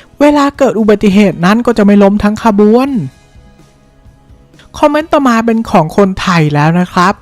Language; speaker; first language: Thai; native; Thai